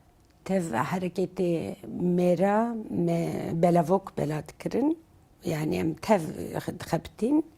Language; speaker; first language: Kurdish; non-native, local second language; Turkish